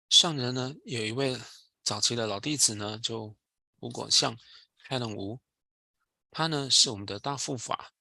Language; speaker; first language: Chinese; native; Chinese